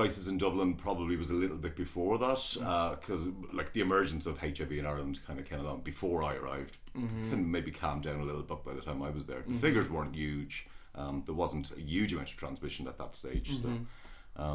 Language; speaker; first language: English; native; English